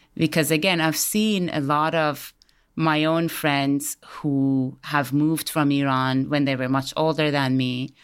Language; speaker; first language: English; early bilingual, other home language; Persian